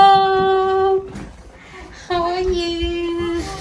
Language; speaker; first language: English; non-native, learner; Indonesian